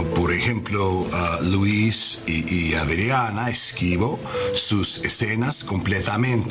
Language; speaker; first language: Spanish; non-native, learner; English